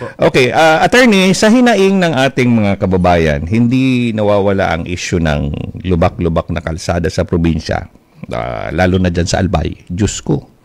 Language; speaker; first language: Filipino; non-native, local second language; Bikol